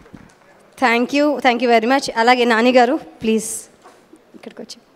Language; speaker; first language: Telugu; native; Telugu